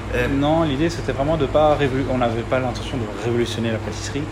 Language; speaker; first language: French; native; French